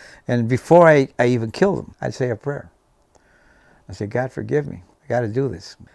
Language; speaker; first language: English; native; English